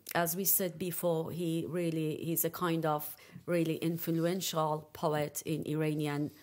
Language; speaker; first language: English; non-native, fluent; Persian